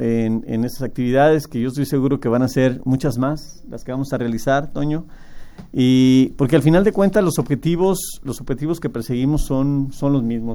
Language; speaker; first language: Spanish; native; Spanish